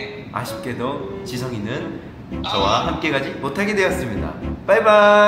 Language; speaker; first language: Korean; native; Korean